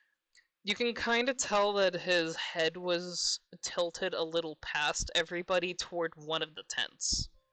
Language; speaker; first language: English; native; English